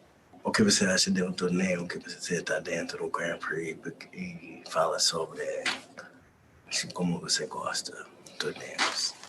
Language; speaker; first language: Portuguese; non-native, learner; English